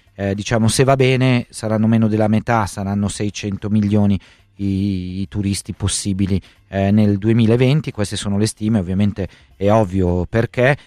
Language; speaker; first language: Italian; native; Italian